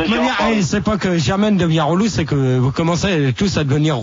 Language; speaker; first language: French; native; French